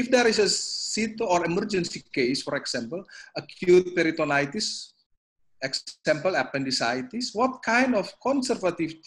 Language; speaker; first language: English; non-native, learner; Indonesian